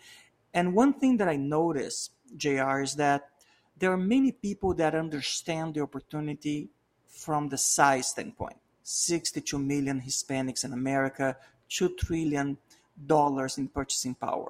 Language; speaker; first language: English; non-native, fluent; Portuguese